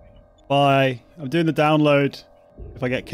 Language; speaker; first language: English; native; English